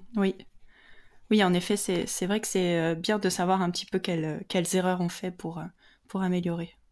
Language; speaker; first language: French; native; French